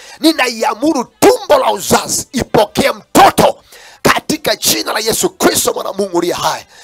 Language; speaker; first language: Swahili; non-native, local second language; Kamba